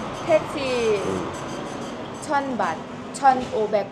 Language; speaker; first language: Korean; non-native, learner; Thai